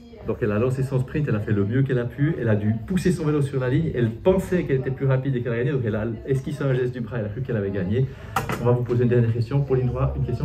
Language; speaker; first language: French; native; French